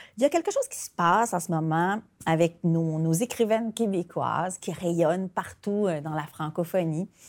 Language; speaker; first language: French; native; French